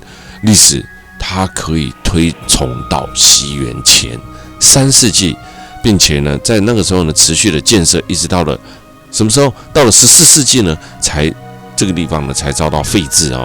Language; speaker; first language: Chinese; native; Chinese